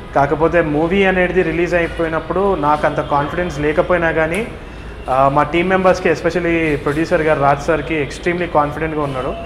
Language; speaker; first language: Telugu; native; Telugu